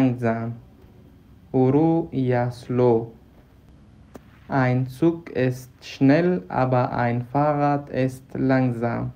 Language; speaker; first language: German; non-native, fluent; Pashto